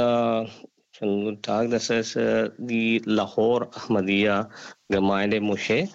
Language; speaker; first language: German; non-native, learner; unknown